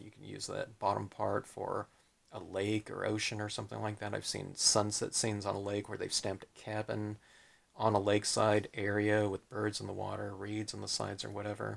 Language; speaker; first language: English; native; English